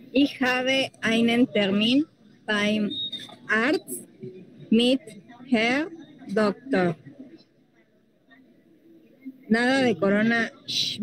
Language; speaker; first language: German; non-native, learner; Spanish